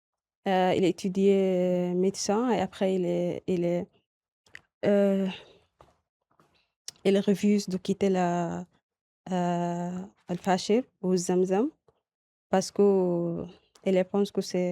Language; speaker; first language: French; non-native, local second language; Arabic